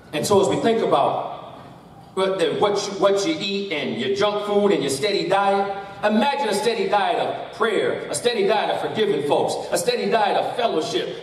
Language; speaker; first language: English; native; English